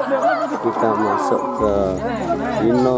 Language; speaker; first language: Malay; non-native, local second language; Javanese